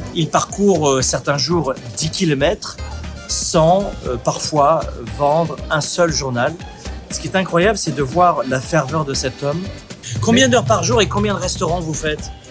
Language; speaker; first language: French; native; French